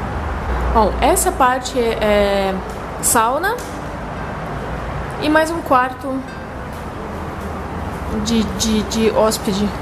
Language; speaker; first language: Portuguese; non-native, fluent; Russian